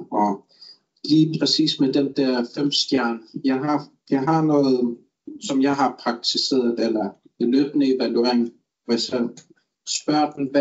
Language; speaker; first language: Danish; non-native, local second language; Kalaallisut